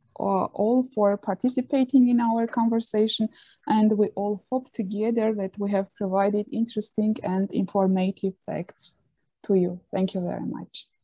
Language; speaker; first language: English; non-native, fluent; Armenian